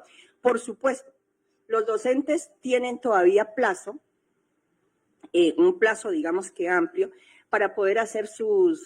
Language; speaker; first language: Spanish; native; Spanish